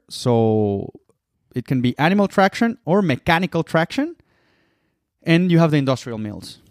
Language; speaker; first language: English; non-native, fluent; Spanish